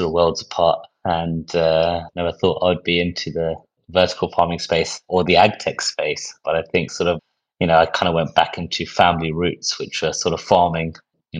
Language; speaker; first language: English; native; English